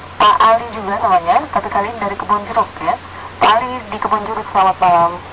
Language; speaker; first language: Indonesian; native; Indonesian